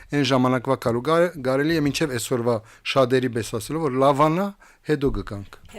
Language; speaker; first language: Armenian; native; Armenian